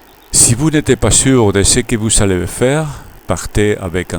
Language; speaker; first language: French; non-native, learner; Spanish